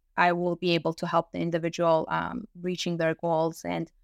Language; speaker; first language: English; early bilingual, other home language; Persian